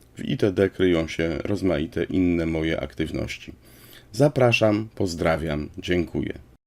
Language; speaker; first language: Polish; native; Polish